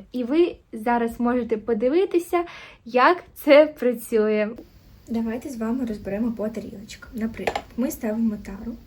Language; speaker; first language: Ukrainian; non-native, local second language; Russian